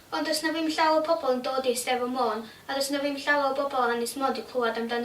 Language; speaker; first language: Welsh; native; Welsh